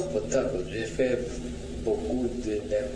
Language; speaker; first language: French; non-native, learner; Russian